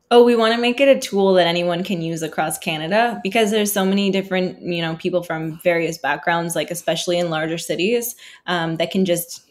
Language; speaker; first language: English; native; English